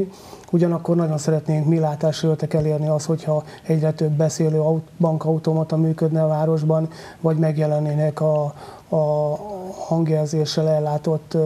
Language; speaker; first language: Hungarian; native; Hungarian